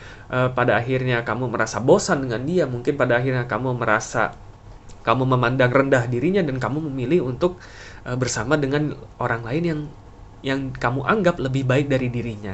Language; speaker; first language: Indonesian; native; Indonesian